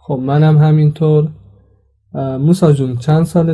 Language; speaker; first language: Persian; non-native, fluent; Central Kurdish